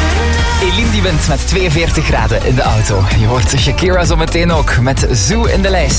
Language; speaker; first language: Dutch; native; Dutch